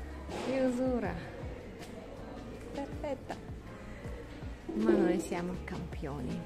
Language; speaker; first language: Italian; non-native, learner; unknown